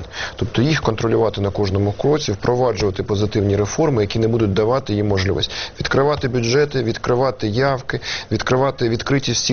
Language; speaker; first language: Ukrainian; native; Ukrainian